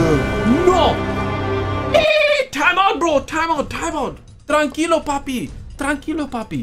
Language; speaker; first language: English; native; English